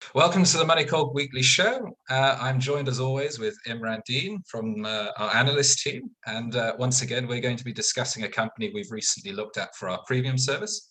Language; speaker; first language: English; native; English